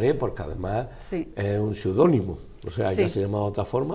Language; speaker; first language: Spanish; native; Spanish